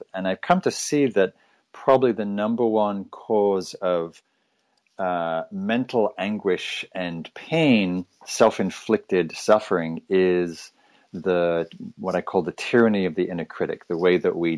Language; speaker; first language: English; native; English